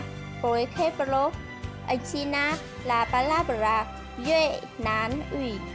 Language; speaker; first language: Spanish; non-native, learner; Vietnamese